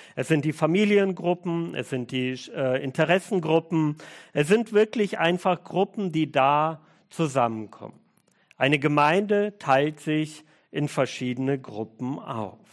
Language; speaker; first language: German; early bilingual, other home language; Russian